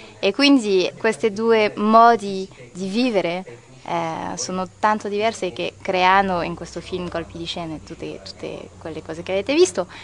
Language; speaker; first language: Italian; non-native, fluent; French